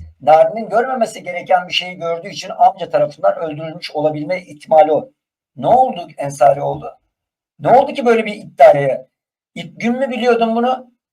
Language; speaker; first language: Turkish; native; Turkish